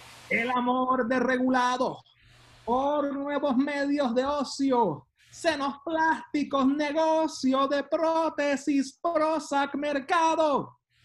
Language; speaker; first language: Spanish; early bilingual, heritage; Spanish